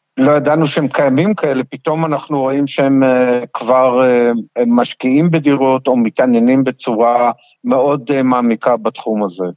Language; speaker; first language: Hebrew; native; Hebrew